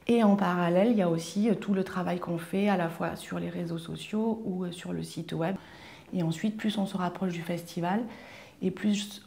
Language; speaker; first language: French; native; French